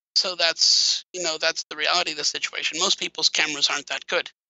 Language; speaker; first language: English; native; English